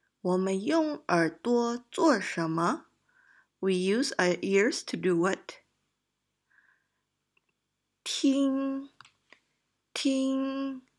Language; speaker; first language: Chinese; non-native, local second language; Malay